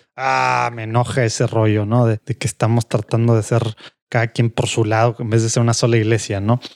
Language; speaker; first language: Spanish; native; Spanish